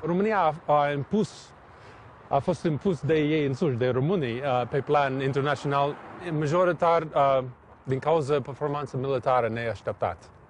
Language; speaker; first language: Romanian; non-native, learner; English